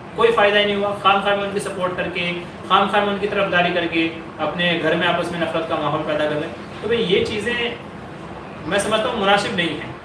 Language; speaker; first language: Urdu; native; Urdu